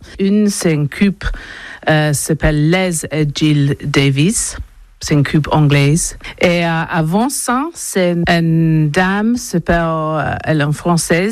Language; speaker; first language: French; non-native, learner; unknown